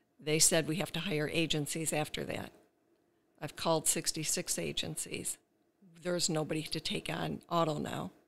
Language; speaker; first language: English; native; English